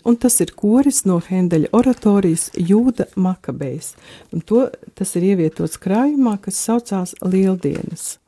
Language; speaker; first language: Latvian; native; Latvian